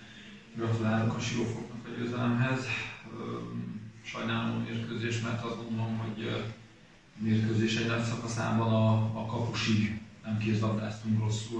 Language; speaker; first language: Hungarian; native; Hungarian